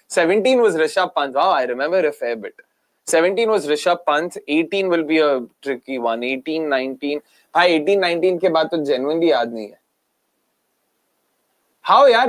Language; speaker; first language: English; non-native, local second language; Hindi